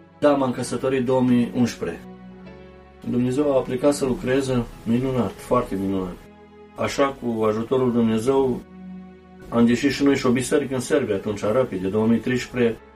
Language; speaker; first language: Romanian; early bilingual, heritage; Romanian